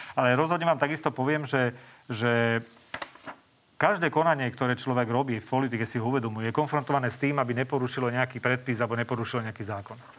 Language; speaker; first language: Slovak; native; Slovak